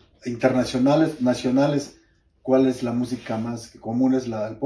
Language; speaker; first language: Spanish; native; Spanish